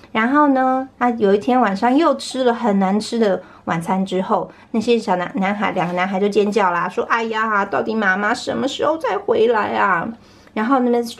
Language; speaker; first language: Chinese; native; Chinese